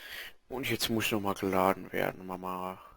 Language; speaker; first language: German; native; German